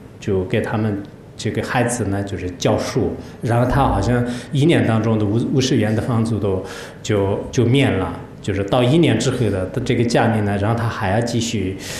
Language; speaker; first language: Chinese; non-native, local second language; Tibetan